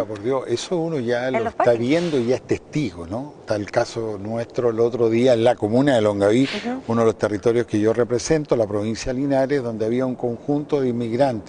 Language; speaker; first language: Spanish; native; Spanish